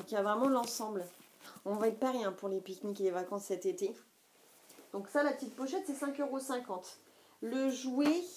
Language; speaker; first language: French; native; French